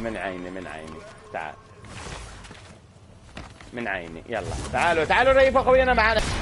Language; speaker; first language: Arabic; native; Arabic